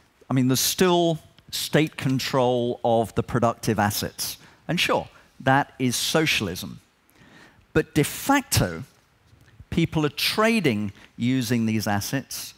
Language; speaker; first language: English; native; English